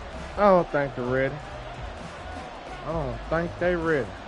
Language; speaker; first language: English; native; English